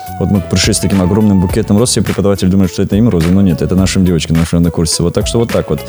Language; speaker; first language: Russian; non-native, local second language; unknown